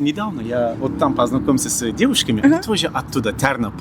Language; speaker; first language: Russian; non-native, learner; Turkish